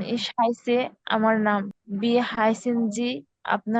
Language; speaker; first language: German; non-native, learner; Bangla